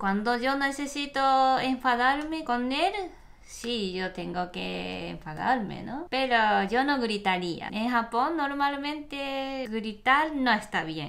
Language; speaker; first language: Spanish; non-native, learner; Japanese